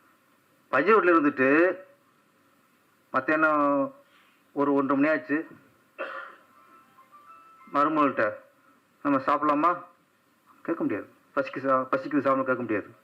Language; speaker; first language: Tamil; native; Tamil